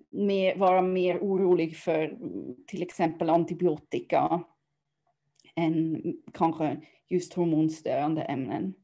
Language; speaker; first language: Swedish; non-native, fluent; German